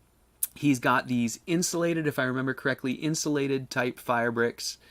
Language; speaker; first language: English; native; English